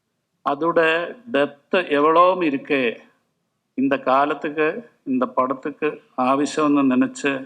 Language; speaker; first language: Tamil; non-native, local second language; Malayalam